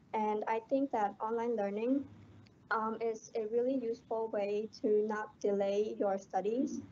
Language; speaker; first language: English; non-native, fluent; Indonesian